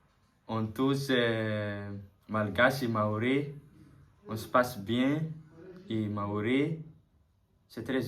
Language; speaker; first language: French; non-native, learner; Malagasy